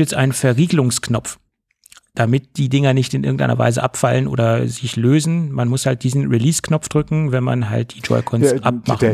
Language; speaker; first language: German; native; German